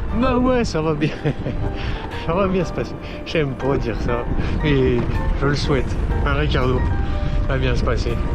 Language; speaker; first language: French; native; French